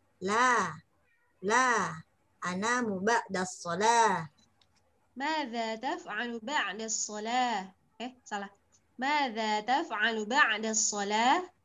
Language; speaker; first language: Arabic; non-native, learner; Indonesian